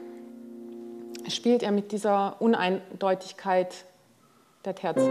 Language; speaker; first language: German; non-native, fluent; Hungarian